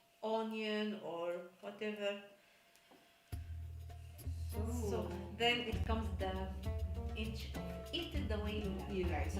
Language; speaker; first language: English; non-native, learner; Arabic